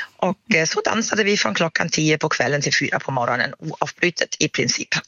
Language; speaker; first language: Swedish; non-native, fluent; German